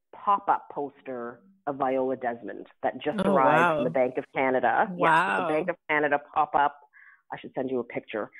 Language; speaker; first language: English; native; English